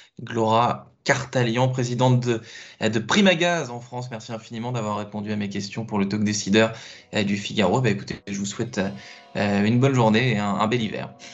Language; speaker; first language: French; native; French